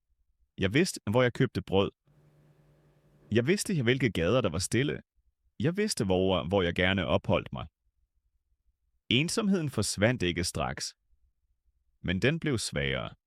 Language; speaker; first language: Danish; non-native, fluent; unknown